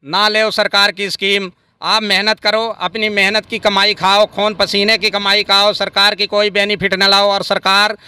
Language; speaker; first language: Hindi; native; Hindi